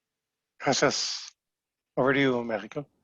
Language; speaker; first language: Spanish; non-native, fluent; French